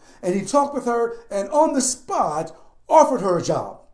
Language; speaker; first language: English; native; English